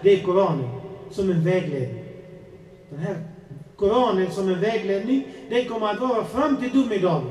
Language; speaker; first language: Swedish; non-native, fluent; Arabic